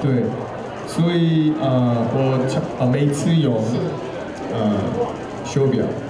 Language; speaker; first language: Chinese; non-native, learner; Korean